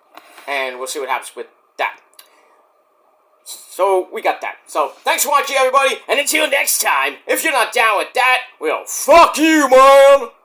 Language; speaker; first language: English; native; English